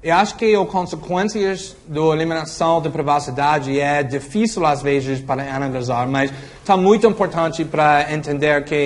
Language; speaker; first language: Portuguese; non-native, fluent; English